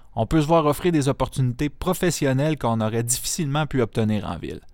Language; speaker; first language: French; native; French